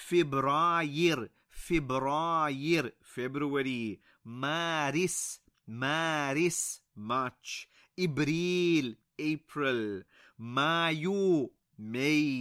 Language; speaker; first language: Arabic; non-native, fluent; English